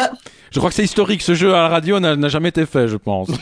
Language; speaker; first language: French; native; French